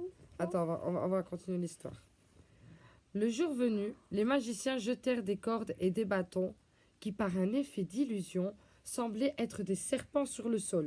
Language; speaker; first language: French; native; French